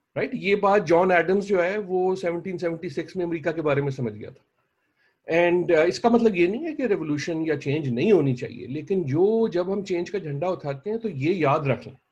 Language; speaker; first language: Urdu; native; Urdu